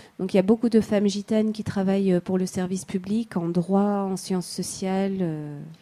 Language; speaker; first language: French; native; French